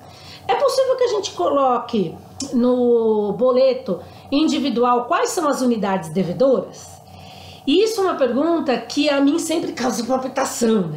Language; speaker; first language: Portuguese; native; Portuguese